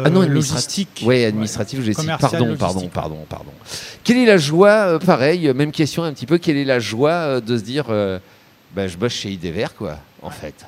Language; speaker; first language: French; native; French